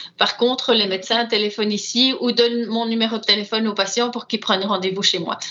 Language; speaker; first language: French; native; French